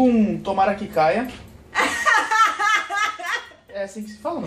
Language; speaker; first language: Portuguese; native; Portuguese